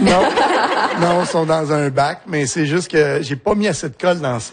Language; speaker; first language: French; native; French